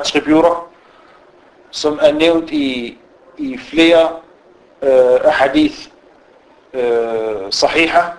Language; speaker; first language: Danish; non-native, fluent; Arabic